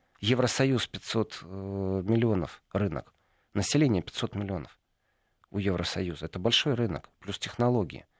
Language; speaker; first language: Russian; native; Russian